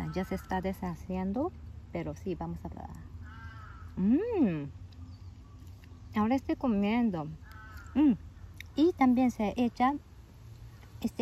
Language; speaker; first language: Spanish; non-native, fluent; Japanese